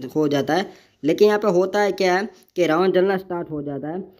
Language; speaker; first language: Hindi; non-native, local second language; Gujarati